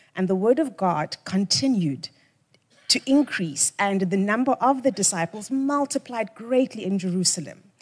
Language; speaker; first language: English; non-native, local second language; Xhosa